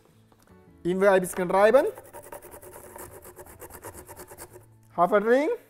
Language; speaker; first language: German; non-native, learner; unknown